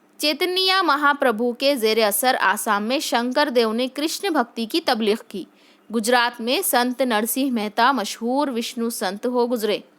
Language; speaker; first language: Urdu; native; Urdu